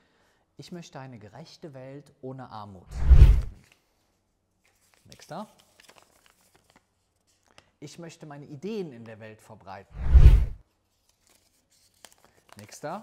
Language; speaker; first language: German; native; German